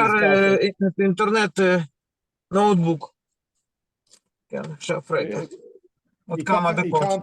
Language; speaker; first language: Hebrew; non-native, learner; Russian